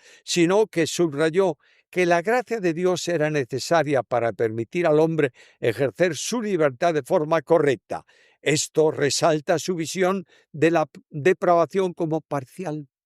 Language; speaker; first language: Spanish; native; Spanish